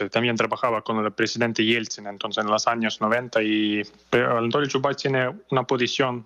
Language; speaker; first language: Spanish; non-native, fluent; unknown